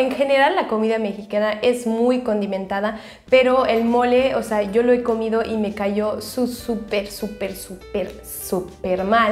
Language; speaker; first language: Spanish; non-native, fluent; French